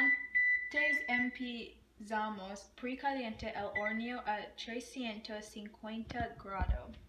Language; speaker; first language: Spanish; non-native, learner; English